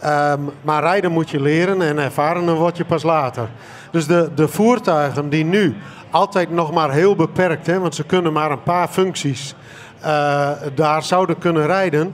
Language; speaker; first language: Dutch; native; Dutch